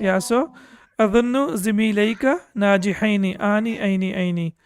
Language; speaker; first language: Arabic; non-native, fluent; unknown